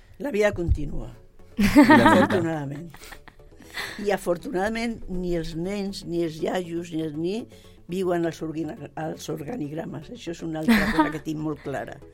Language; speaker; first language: Catalan; non-native, local second language; Spanish